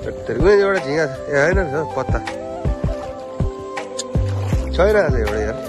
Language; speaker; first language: Nepali; native; Nepali